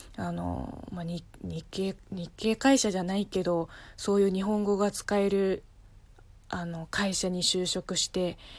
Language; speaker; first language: Japanese; non-native, fluent; Chinese